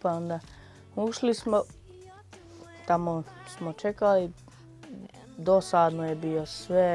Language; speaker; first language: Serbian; non-native, local second language; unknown